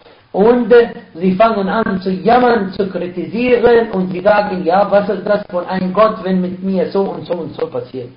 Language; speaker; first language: German; non-native, fluent; Arabic